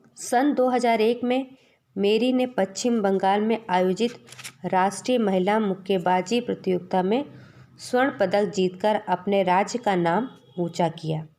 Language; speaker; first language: Hindi; native; Hindi